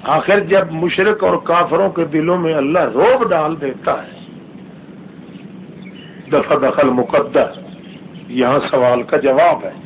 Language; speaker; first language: Urdu; non-native, local second language; Saraiki